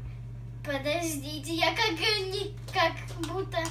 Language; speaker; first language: Russian; early bilingual, heritage; Russian